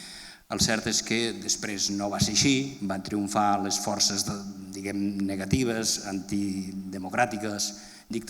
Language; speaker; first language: Catalan; native; Catalan